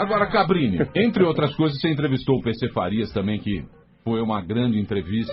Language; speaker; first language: Portuguese; native; Portuguese